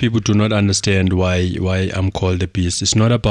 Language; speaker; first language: English; non-native, local second language; Xhosa